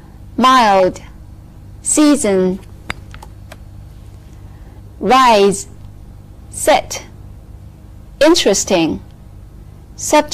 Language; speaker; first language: English; non-native, fluent; Chinese